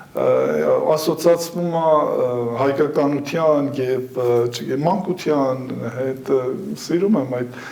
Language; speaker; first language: Armenian; early bilingual, heritage; Armenian